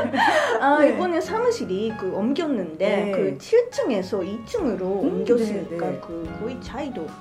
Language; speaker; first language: Korean; non-native, fluent; Japanese